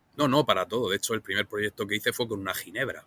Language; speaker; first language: Spanish; native; Spanish